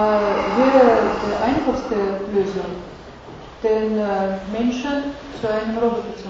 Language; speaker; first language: German; non-native, fluent; Russian